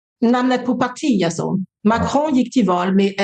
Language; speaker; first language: Swedish; non-native, fluent; French